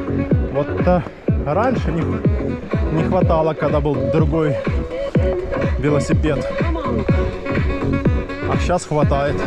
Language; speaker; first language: Russian; native; Russian